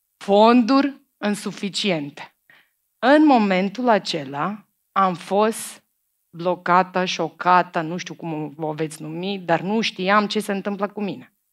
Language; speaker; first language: Romanian; non-native, fluent; Macedonian